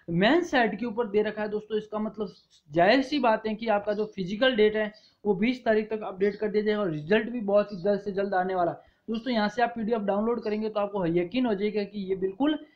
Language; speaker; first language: Hindi; native; Hindi